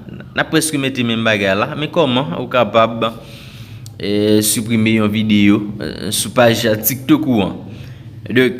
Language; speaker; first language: French; non-native, local second language; Haitian Creole